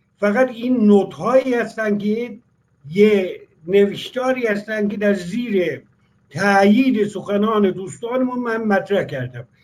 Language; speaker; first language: Persian; non-native, local second language; Azerbaijani